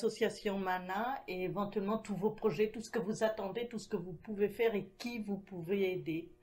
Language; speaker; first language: French; native; French